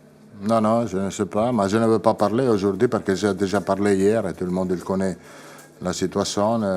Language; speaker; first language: French; non-native, fluent; Italian